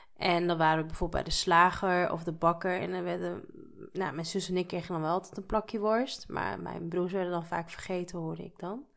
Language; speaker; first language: Dutch; native; Dutch